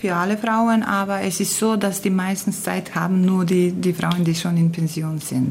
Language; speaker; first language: German; non-native, fluent; Croatian